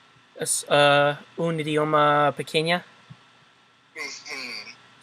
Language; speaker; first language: Spanish; non-native, learner; English